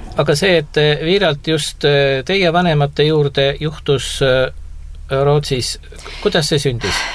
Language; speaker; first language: Estonian; native; Estonian